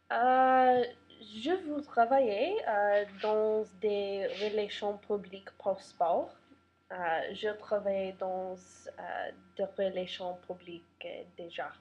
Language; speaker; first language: French; non-native, learner; English